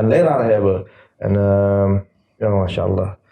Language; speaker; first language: Dutch; non-native, learner; Indonesian